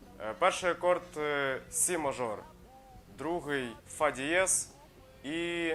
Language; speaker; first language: Ukrainian; native; Ukrainian